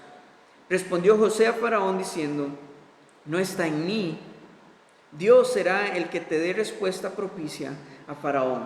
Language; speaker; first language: Spanish; native; Spanish